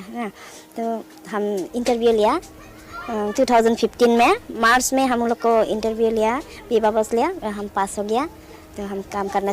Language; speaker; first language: Hindi; non-native, local second language; Garo